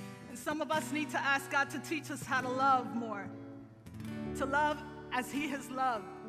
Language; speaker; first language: English; early bilingual, other home language; Spanish